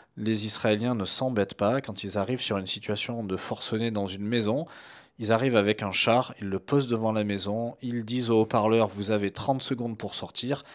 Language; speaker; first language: French; native; French